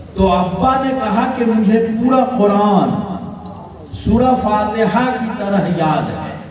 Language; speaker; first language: Urdu; native; Urdu